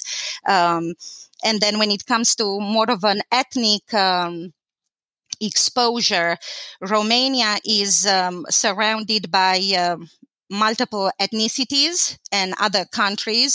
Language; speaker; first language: English; non-native, fluent; Romanian